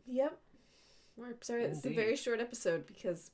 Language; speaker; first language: English; native; English